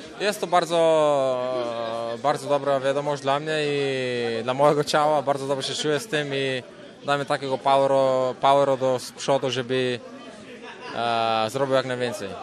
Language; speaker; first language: Polish; non-native, fluent; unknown